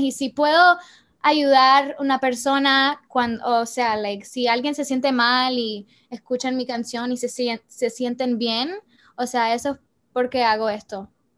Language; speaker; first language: Spanish; early bilingual, heritage; Spanish